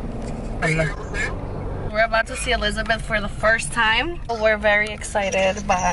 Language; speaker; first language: English; early bilingual, other home language; Spanish